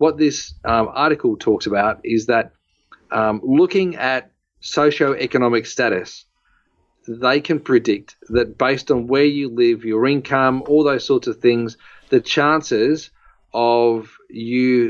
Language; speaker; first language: English; native; English